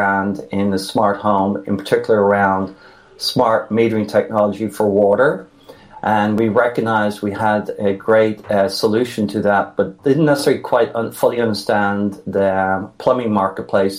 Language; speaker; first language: English; native; English